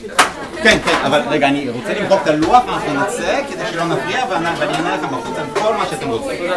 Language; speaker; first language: Hebrew; native; Hebrew